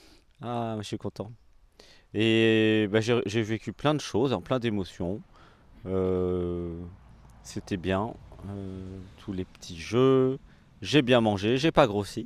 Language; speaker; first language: French; native; French